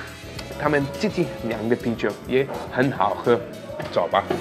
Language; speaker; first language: Chinese; non-native, fluent; German